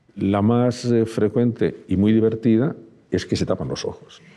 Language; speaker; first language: Spanish; native; Spanish